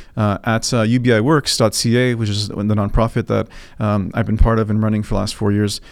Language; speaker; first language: English; native; English